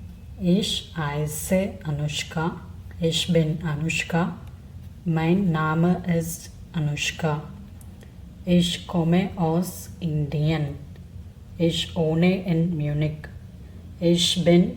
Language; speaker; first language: German; non-native, learner; Tamil